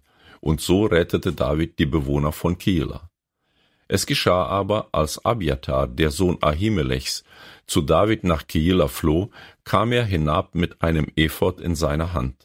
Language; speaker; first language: German; native; German